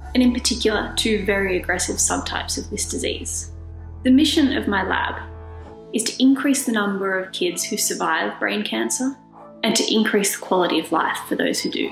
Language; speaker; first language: English; native; English